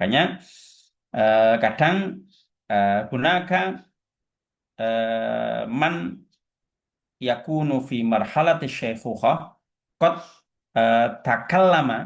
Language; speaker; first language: Arabic; non-native, fluent; Indonesian